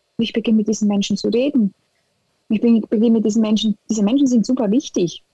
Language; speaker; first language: German; native; German